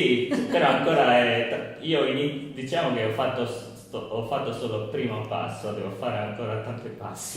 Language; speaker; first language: Italian; non-native, learner; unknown